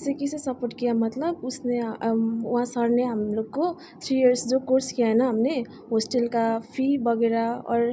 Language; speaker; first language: Hindi; non-native, fluent; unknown